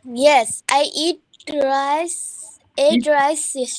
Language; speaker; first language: English; non-native, learner; Bangla